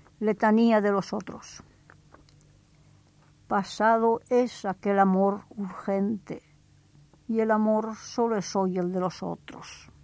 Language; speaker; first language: Spanish; native; Spanish